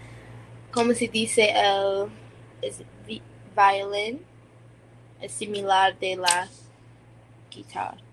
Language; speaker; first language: Spanish; non-native, learner; English